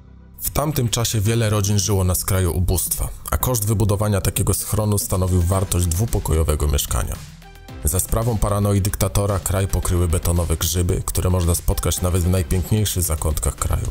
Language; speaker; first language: Polish; native; Polish